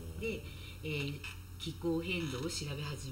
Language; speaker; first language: Japanese; native; Japanese